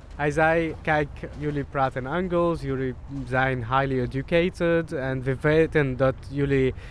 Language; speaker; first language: Dutch; non-native, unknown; Arabic